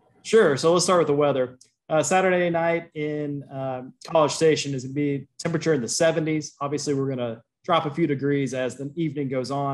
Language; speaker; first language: English; native; English